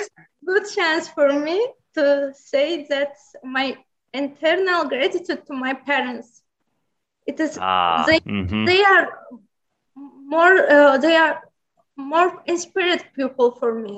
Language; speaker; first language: English; non-native, learner; Azerbaijani